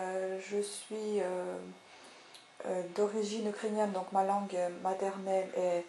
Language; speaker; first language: French; non-native, fluent; Russian